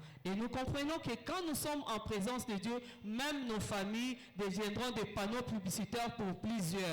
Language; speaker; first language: French; non-native, local second language; Lingala